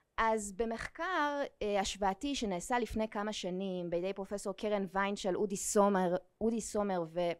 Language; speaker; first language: Hebrew; native; Hebrew